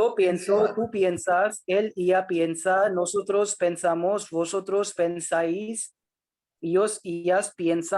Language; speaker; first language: Spanish; non-native, learner; Hindi